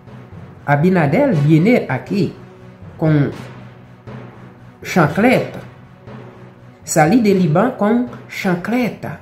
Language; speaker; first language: Spanish; non-native, local second language; Haitian Creole